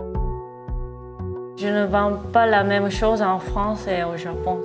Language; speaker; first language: French; non-native, fluent; Japanese